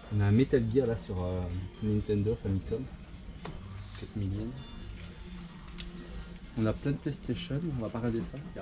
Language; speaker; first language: French; native; French